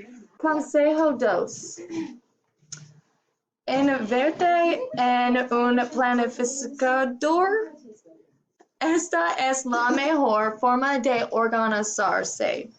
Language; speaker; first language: Spanish; non-native, learner; English